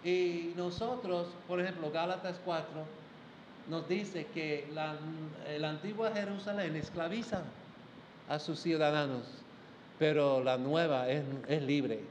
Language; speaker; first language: Spanish; non-native, fluent; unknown